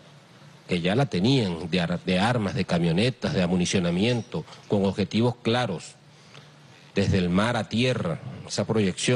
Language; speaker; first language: Spanish; native; Spanish